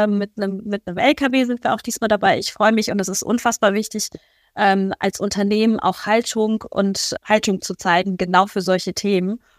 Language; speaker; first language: German; early bilingual, other home language; Persian